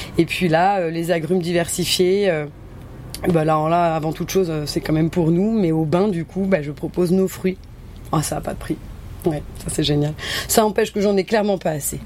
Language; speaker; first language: French; native; French